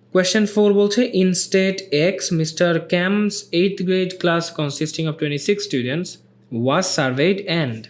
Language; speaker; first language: English; non-native, local second language; Bangla